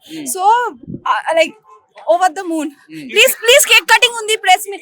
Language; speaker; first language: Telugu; non-native, learner; Hindi